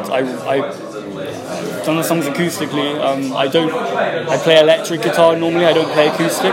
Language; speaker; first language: English; native; English